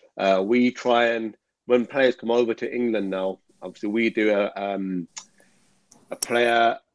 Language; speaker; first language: English; native; English